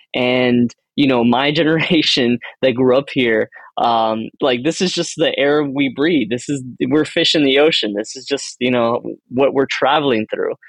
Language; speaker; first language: English; early bilingual, other home language; Spanish